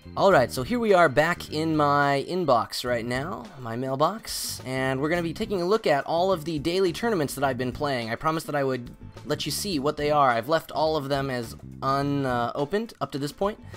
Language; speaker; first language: English; native; English